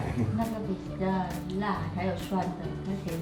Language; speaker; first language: Chinese; non-native, learner; Vietnamese